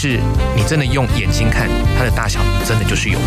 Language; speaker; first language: Chinese; native; Chinese